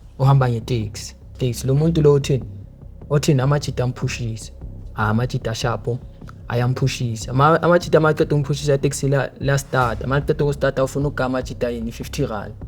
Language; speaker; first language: Zulu; native; Zulu